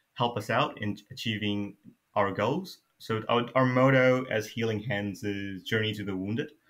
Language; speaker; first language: English; non-native, fluent; Burmese